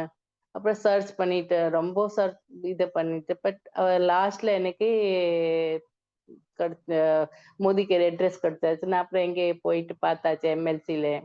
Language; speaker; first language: Tamil; non-native, learner; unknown